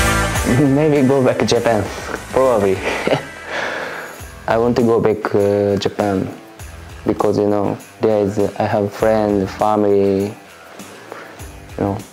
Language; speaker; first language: English; non-native, learner; Japanese